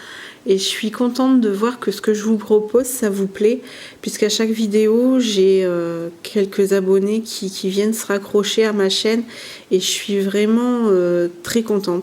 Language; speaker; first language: French; native; French